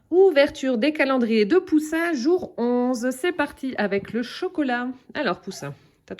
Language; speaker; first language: French; native; French